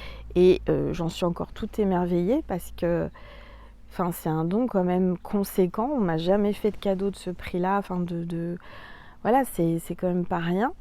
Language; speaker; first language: French; native; French